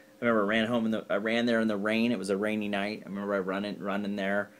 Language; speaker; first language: English; native; English